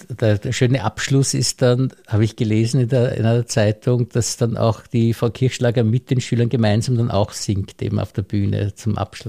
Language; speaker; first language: German; native; German